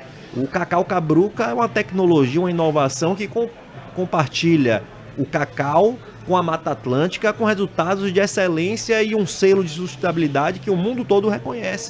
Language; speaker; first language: Portuguese; native; Portuguese